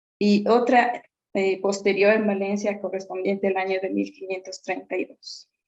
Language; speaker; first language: Spanish; native; Spanish